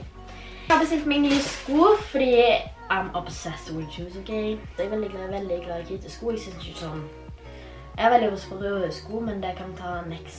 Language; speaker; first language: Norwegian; native; Norwegian